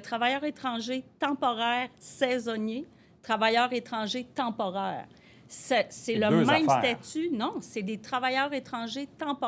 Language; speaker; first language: French; native; French